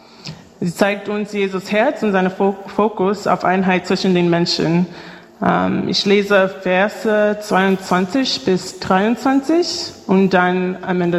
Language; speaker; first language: German; non-native, fluent; English